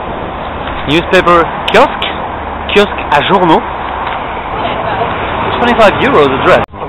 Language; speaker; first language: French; non-native, learner; Russian